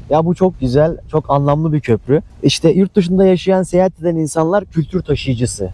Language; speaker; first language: Turkish; native; Turkish